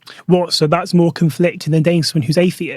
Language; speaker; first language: English; native; English